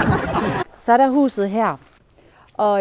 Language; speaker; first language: Danish; native; Danish